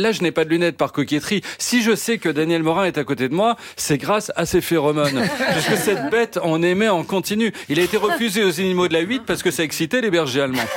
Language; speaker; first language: French; native; French